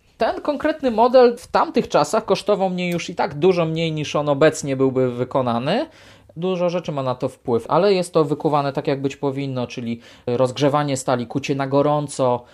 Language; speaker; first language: Polish; native; Polish